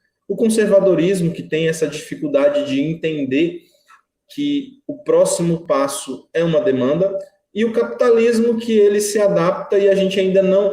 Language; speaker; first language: Portuguese; native; Portuguese